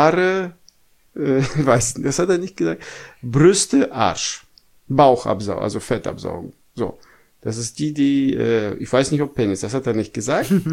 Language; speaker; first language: German; non-native, fluent; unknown